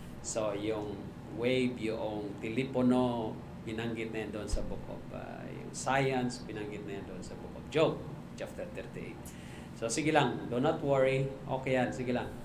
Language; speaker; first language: Filipino; non-native, local second language; Cebuano